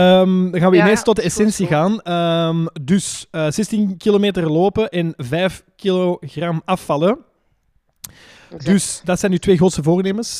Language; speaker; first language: Dutch; native; Dutch